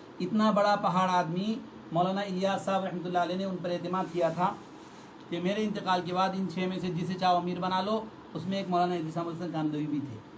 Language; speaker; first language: Urdu; native; Urdu